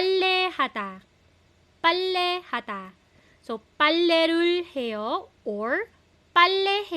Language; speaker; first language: Korean; non-native, fluent; Filipino